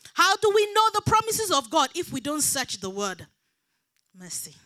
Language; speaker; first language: English; non-native, local second language; Yoruba